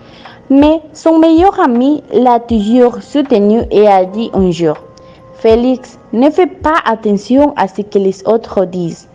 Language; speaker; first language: French; non-native, learner; Spanish